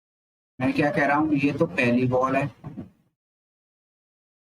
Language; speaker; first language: Hindi; native; Hindi